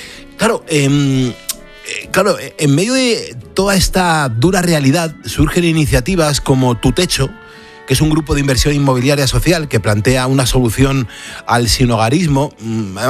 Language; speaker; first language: Spanish; native; Spanish